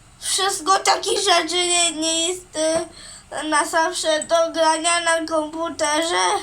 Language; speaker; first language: Polish; early bilingual, heritage; Portuguese